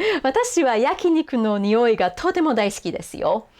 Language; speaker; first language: Japanese; non-native, fluent; English